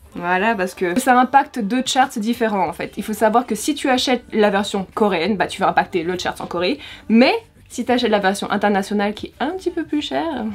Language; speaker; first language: French; native; French